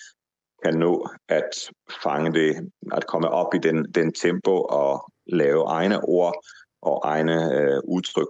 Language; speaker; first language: Danish; non-native, fluent; Hebrew